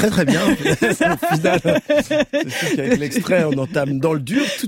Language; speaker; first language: French; native; French